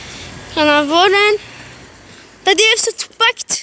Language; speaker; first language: Dutch; non-native, local second language; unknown